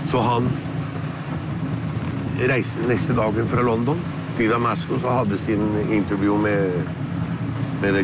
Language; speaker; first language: Norwegian; early bilingual, heritage; Spanish